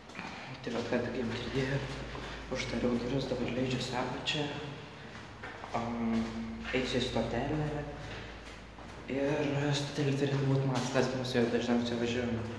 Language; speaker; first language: Lithuanian; native; Lithuanian